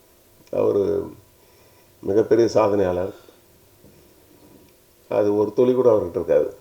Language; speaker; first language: Tamil; native; Tamil